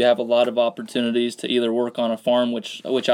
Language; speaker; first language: English; native; English